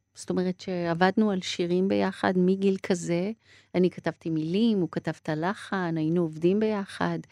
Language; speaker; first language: Hebrew; early bilingual, other home language; Persian